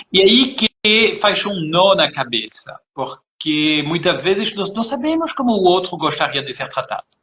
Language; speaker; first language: Portuguese; early bilingual, heritage; French